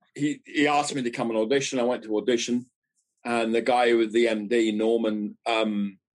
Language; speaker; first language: English; native; English